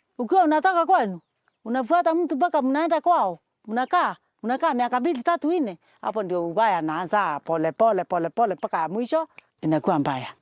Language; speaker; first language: Swahili; non-native, local second language; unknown